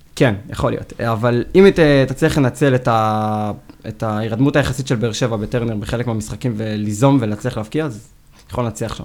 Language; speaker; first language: Hebrew; native; Hebrew